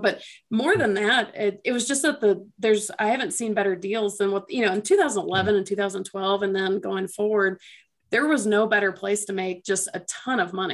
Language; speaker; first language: English; native; English